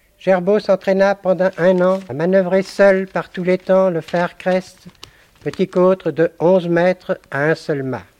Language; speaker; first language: French; native; French